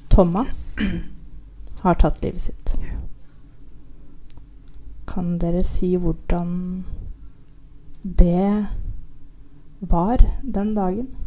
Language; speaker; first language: Norwegian; native; Norwegian